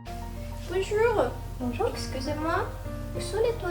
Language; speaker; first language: French; non-native, fluent; Japanese